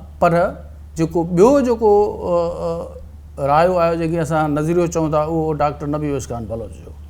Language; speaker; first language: Sindhi; native; Sindhi